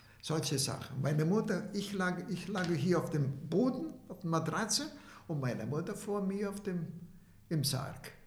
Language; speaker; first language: German; non-native, fluent; Italian